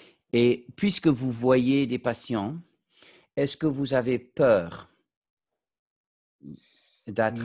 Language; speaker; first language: French; non-native, fluent; English